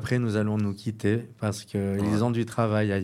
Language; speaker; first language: French; native; French